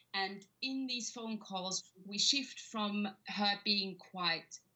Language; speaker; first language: English; non-native, fluent; German